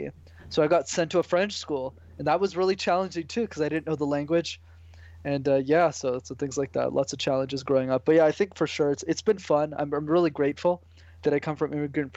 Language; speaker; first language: English; native; English